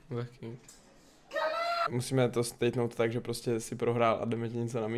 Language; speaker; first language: Czech; native; Czech